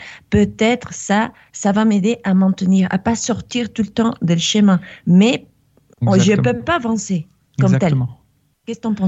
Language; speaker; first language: French; non-native, fluent; Spanish